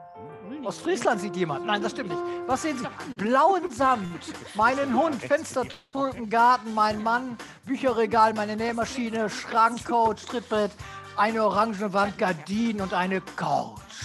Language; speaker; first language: German; native; German